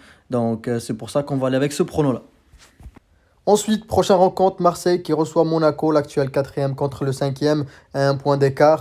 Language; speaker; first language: French; native; French